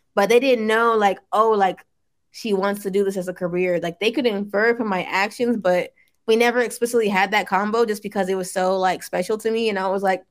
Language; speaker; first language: English; early bilingual, other home language; Yoruba